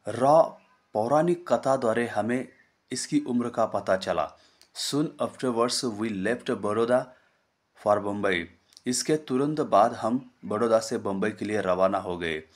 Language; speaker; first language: Hindi; non-native, local second language; Marathi